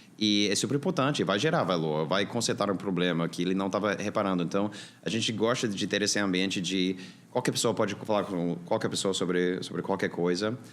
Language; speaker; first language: Portuguese; non-native, fluent; English